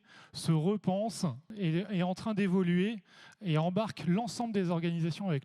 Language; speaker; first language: French; native; French